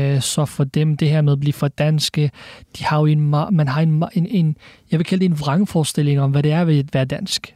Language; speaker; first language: Danish; early bilingual, other home language; Arabic